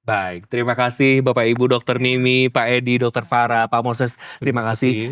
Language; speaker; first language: Indonesian; native; Indonesian